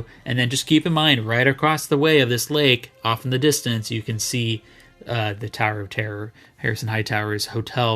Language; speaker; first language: English; native; English